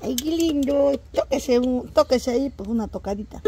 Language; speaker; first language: Spanish; native; Spanish